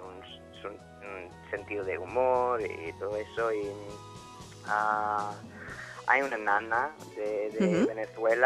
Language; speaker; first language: Spanish; non-native, fluent; English